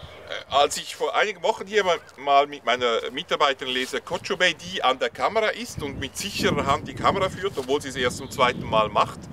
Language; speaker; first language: German; native; German